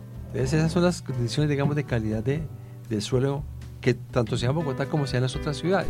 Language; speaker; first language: Spanish; native; Spanish